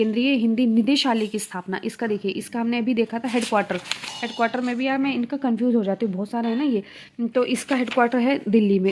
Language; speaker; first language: Hindi; native; Hindi